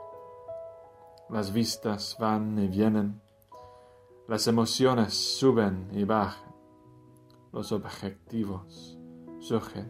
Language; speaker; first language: Spanish; non-native, fluent; English